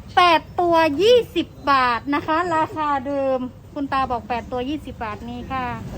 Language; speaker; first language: Thai; native; Thai